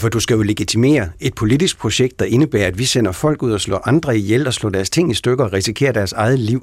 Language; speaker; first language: Danish; native; Danish